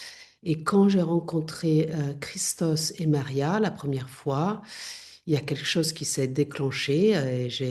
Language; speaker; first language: French; non-native, fluent; Italian